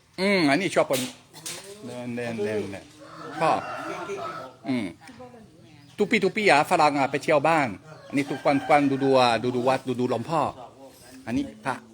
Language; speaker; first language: Thai; non-native, learner; French